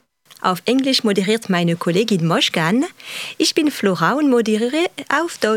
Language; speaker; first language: German; non-native, fluent; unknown